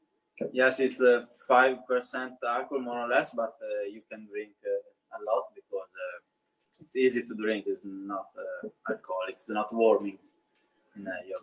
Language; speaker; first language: English; non-native, learner; Italian